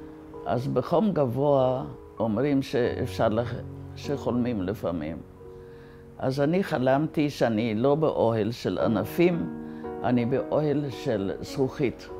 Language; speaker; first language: Hebrew; non-native, fluent; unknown